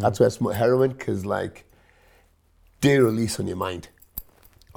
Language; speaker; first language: English; non-native, local second language; Punjabi